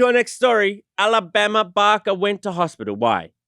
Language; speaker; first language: English; native; English